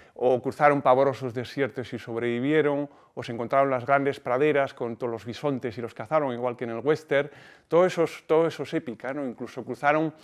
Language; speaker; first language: Spanish; native; Spanish